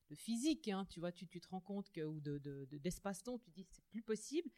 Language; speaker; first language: French; native; French